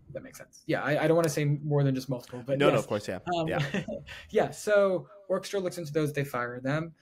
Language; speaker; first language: English; native; English